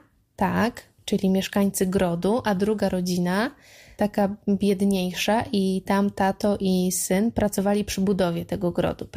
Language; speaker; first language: Polish; native; Polish